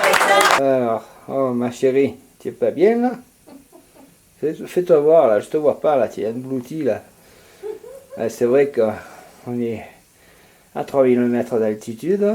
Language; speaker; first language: French; native; French